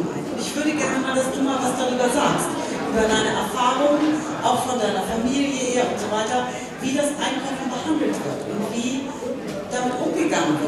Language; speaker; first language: German; native; German